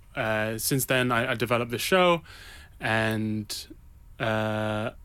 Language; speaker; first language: English; native; English